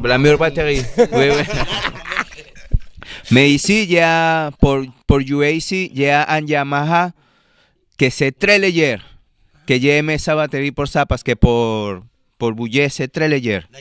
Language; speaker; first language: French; non-native, learner; Spanish